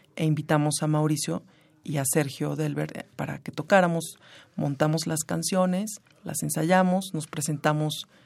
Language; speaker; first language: Spanish; native; Spanish